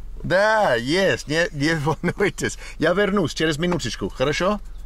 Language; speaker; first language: Russian; non-native, learner; English